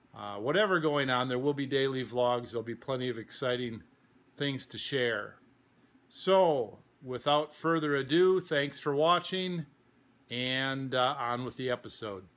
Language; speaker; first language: English; native; English